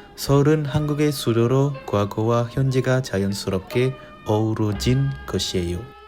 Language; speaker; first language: Korean; non-native, fluent; Indonesian